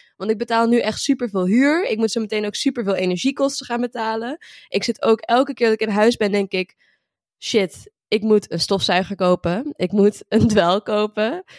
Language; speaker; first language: Dutch; native; Dutch